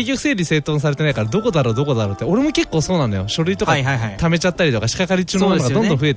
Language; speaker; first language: Japanese; native; Japanese